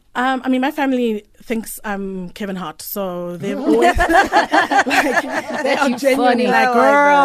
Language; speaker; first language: English; native; English